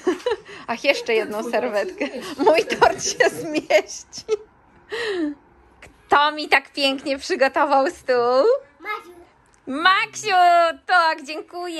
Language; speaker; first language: Polish; native; Polish